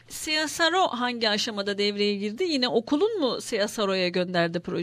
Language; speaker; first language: Turkish; native; Turkish